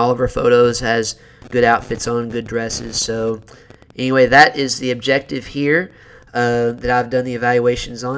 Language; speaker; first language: English; native; English